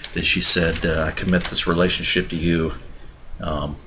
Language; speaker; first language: English; native; English